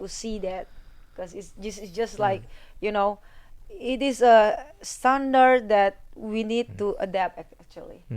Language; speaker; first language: English; non-native, fluent; Indonesian